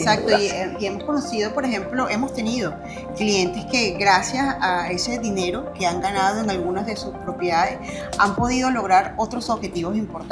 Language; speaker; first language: Spanish; native; Spanish